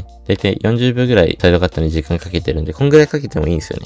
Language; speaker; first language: Japanese; native; Japanese